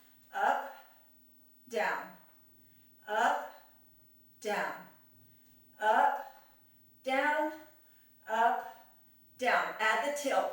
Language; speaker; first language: English; native; English